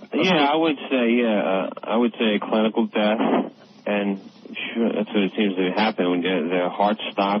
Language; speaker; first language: English; native; English